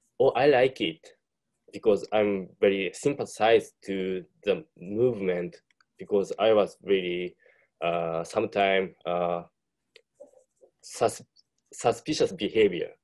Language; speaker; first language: English; non-native, learner; Japanese